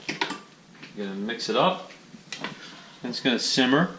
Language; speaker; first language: English; native; English